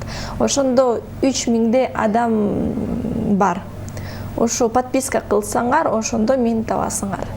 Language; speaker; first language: Kyrgyz; non-native, local second language; Russian